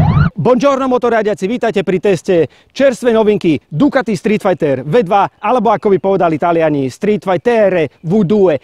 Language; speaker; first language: Slovak; native; Slovak